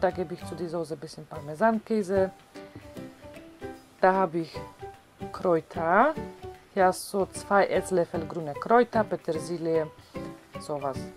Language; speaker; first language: German; non-native, fluent; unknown